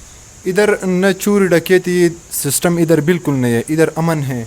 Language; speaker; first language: Hindi; non-native, local second language; Pashto